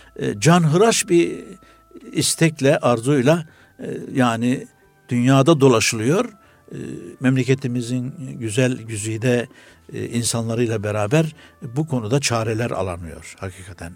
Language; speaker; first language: Turkish; native; Turkish